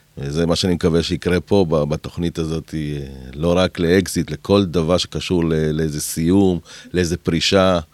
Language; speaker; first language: Hebrew; early bilingual, other home language; Spanish